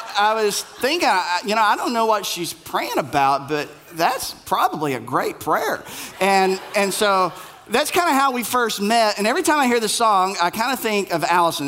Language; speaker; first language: English; native; English